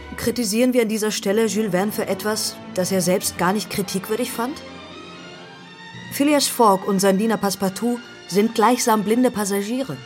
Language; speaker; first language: German; native; German